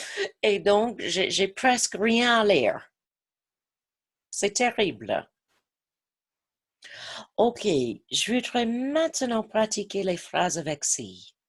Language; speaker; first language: French; non-native, fluent; English